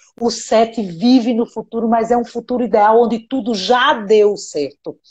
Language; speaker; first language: Portuguese; native; Portuguese